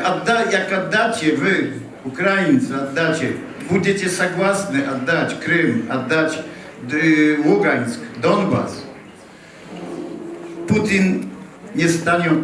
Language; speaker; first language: Polish; early bilingual, heritage; Polish